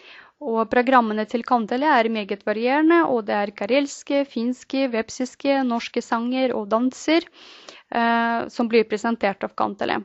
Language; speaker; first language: Norwegian; non-native, fluent; Russian